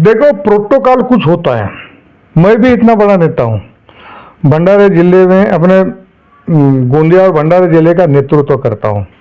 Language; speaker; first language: Hindi; non-native, local second language; Marathi